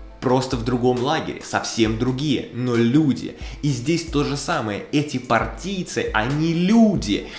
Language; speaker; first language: Russian; native; Russian